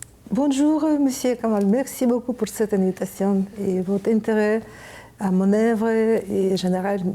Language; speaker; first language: French; non-native, learner; Ukrainian